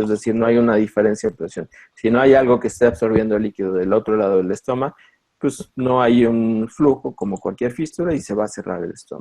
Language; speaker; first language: Spanish; native; Spanish